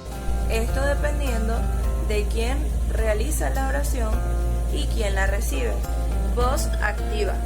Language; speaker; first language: Spanish; native; Spanish